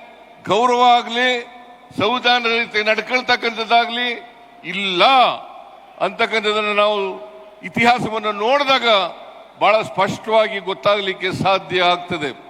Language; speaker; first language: Kannada; native; Kannada